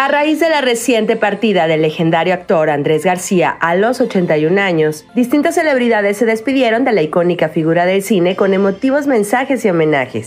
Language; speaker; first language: Spanish; native; Spanish